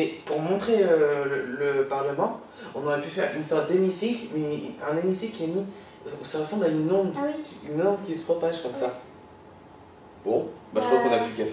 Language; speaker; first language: French; native; French